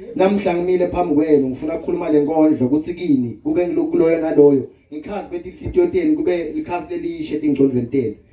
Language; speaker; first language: Zulu; non-native, local second language; Swati